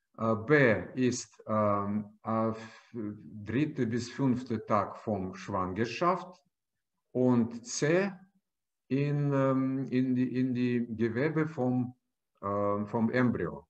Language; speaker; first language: German; non-native, fluent; Russian